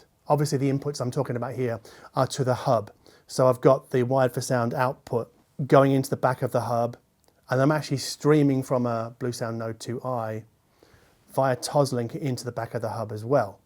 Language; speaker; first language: English; native; English